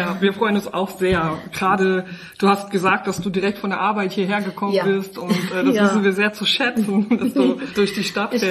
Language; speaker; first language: German; native; German